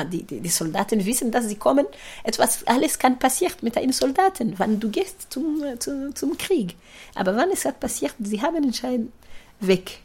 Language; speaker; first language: German; non-native, fluent; Kinyarwanda